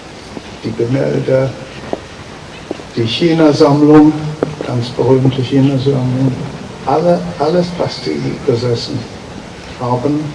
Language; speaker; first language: German; early bilingual, heritage; German